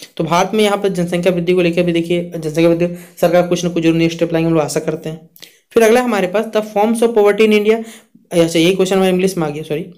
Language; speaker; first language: Hindi; native; Hindi